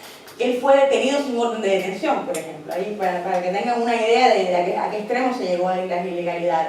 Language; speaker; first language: Spanish; native; Spanish